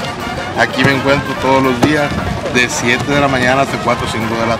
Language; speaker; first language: Spanish; native; Spanish